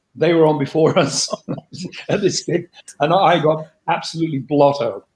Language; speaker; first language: English; native; English